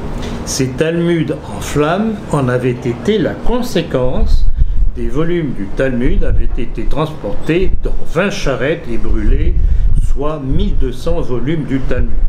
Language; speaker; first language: French; native; French